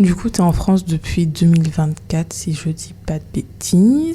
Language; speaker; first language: French; native; French